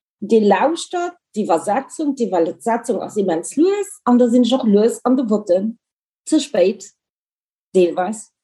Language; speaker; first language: Luxembourgish; early bilingual, other home language; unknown